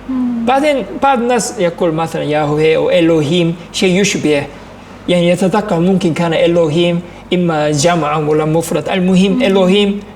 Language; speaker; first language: Arabic; non-native, fluent; Korean